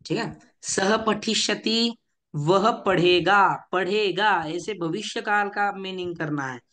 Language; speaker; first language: Hindi; non-native, local second language; Marathi